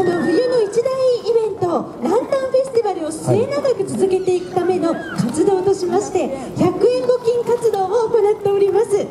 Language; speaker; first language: Japanese; native; Japanese